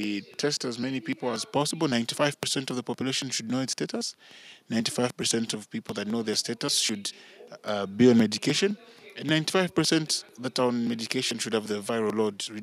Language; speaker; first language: English; non-native, local second language; Bemba